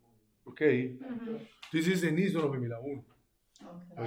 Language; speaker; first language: English; non-native, learner; Italian